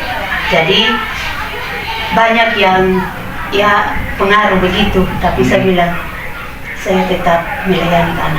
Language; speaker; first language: Indonesian; non-native, local second language; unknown